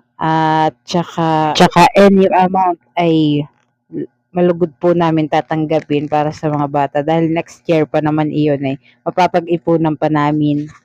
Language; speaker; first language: Filipino; native; Filipino